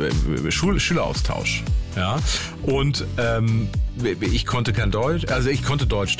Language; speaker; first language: German; native; German